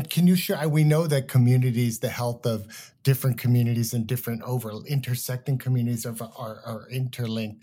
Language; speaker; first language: English; native; English